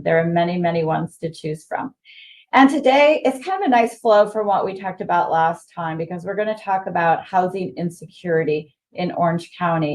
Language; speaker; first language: English; native; English